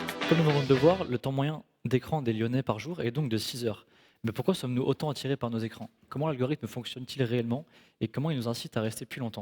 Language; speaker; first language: French; native; French